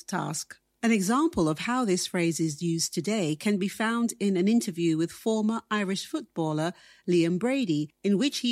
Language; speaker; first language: English; native; English